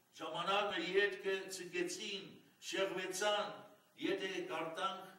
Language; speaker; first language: Armenian; early bilingual, heritage; Armenian